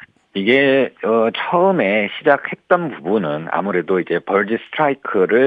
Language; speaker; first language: Korean; native; Korean